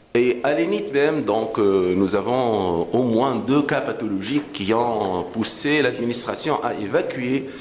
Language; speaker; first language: French; non-native, local second language; Arabic